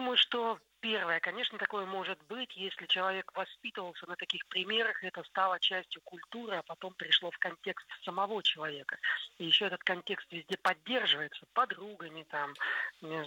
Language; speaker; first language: Russian; native; Russian